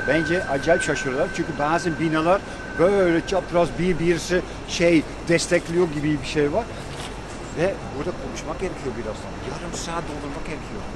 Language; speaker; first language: Turkish; non-native, fluent; Dutch